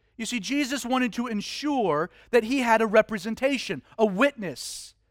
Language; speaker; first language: English; native; English